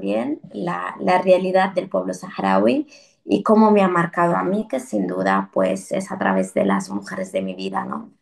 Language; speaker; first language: Spanish; early bilingual, other home language; Arabic